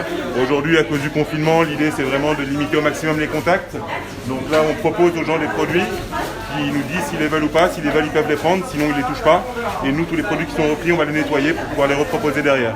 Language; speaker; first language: French; native; French